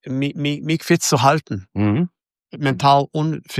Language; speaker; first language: German; non-native, fluent; English